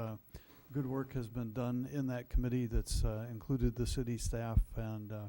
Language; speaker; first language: English; native; English